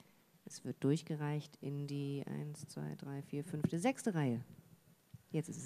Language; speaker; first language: German; native; German